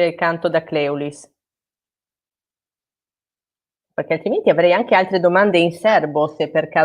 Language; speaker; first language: Italian; native; Italian